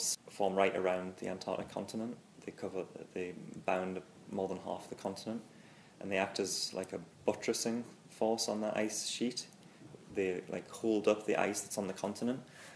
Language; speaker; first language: English; native; English